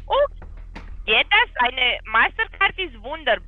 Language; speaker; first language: German; non-native, learner; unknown